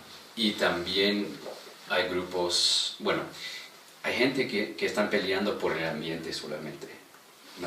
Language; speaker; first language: Spanish; non-native, fluent; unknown